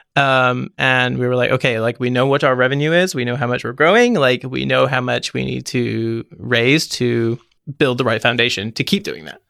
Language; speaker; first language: English; native; English